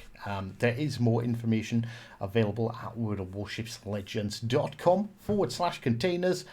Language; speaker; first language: English; native; English